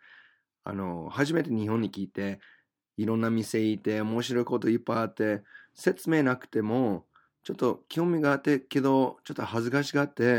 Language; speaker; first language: Japanese; non-native, fluent; English